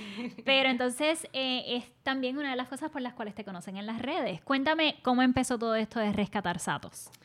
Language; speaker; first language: Spanish; native; Spanish